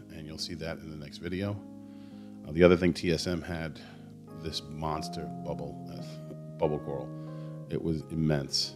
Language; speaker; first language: English; native; English